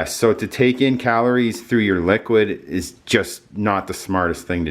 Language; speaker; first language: English; native; English